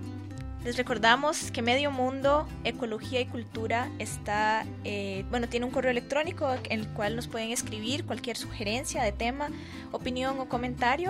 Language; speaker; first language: Spanish; native; Spanish